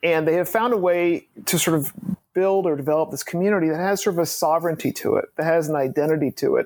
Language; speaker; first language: English; native; English